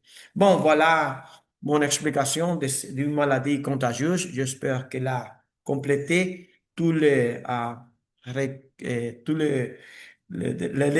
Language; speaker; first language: French; non-native, learner; Spanish